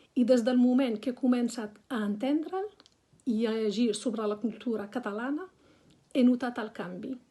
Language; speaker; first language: Catalan; non-native, fluent; Arabic